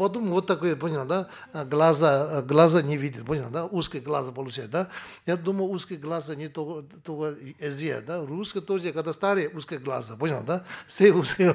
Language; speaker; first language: Russian; non-native, learner; Tibetan